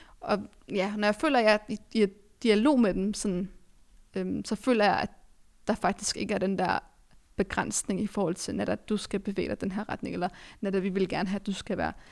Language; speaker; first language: Danish; early bilingual, other home language; Arabic